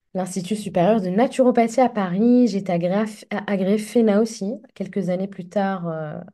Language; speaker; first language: French; non-native, local second language; Arabic